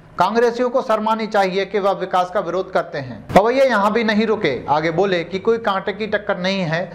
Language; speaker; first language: Hindi; native; Hindi